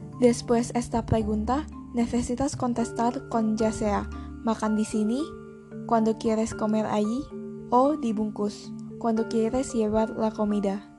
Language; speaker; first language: Spanish; non-native, learner; Indonesian